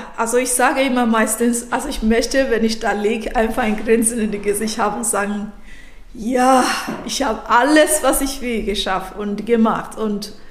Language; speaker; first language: German; non-native, fluent; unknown